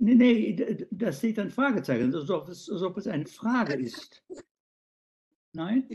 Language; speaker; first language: German; non-native, fluent; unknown